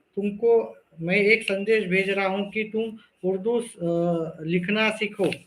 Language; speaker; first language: Hindi; non-native, local second language; Marathi